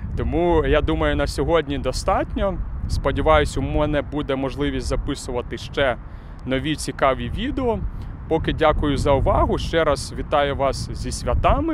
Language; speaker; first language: Ukrainian; native; Ukrainian